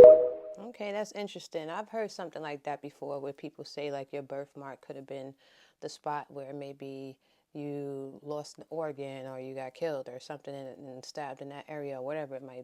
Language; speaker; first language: English; native; English